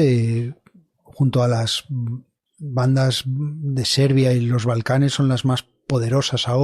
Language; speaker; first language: Spanish; native; Spanish